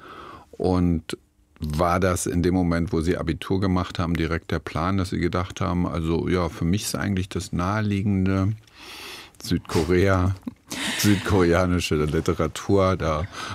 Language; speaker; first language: German; native; German